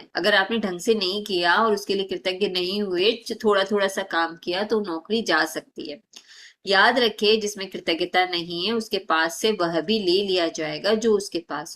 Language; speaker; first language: Hindi; native; Hindi